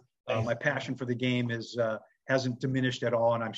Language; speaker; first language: English; native; English